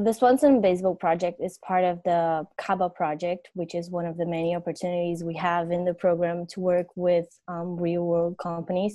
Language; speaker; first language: English; non-native, fluent; Portuguese